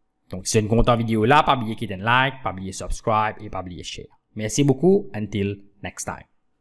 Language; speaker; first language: French; non-native, local second language; Morisyen